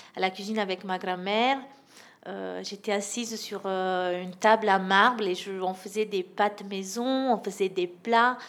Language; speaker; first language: French; non-native, fluent; Italian